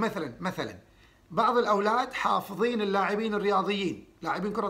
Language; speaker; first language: Arabic; native; Arabic